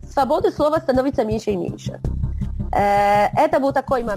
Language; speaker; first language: Russian; non-native, fluent; Polish